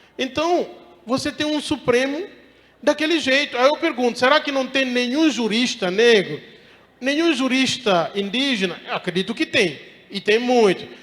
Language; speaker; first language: Portuguese; non-native, local second language; Upper Guinea Crioulo